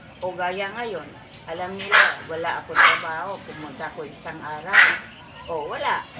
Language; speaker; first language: Filipino; non-native, local second language; Cebuano